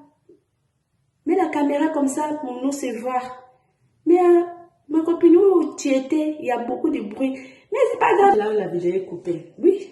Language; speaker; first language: French; non-native, learner; Portuguese